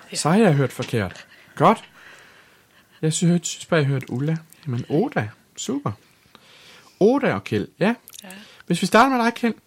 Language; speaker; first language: Danish; native; Danish